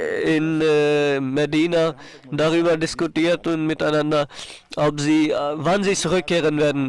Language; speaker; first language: German; non-native, fluent; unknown